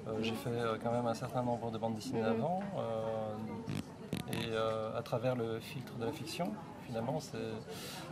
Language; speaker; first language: French; early bilingual, other home language; Korean